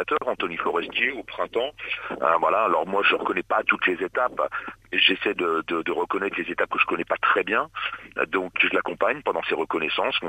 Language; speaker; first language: French; native; French